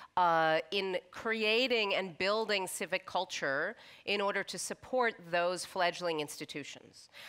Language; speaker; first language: English; native; English